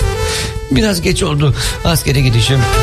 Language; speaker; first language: Turkish; native; Turkish